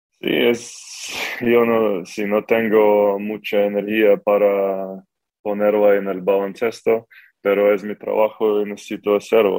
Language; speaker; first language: Spanish; non-native, learner; Ukrainian